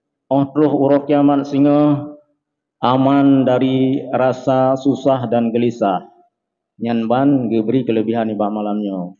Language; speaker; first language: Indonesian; non-native, local second language; Achinese